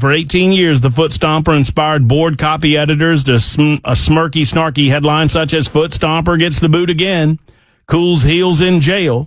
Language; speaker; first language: English; native; English